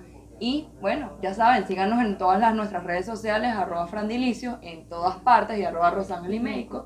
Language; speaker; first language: Spanish; native; Spanish